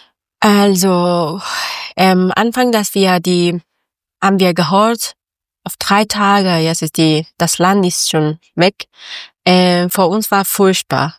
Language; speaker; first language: German; non-native, learner; Persian